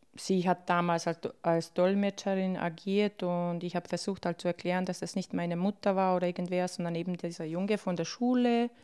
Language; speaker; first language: German; early bilingual, other home language; Bosnian